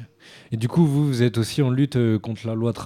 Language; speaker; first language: French; native; French